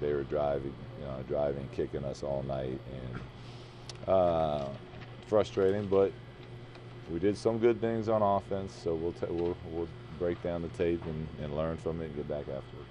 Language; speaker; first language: English; native; English